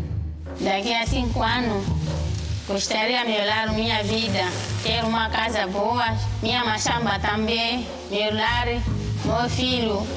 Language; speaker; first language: Portuguese; non-native, local second language; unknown